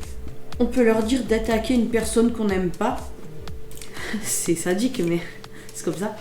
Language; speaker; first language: French; native; French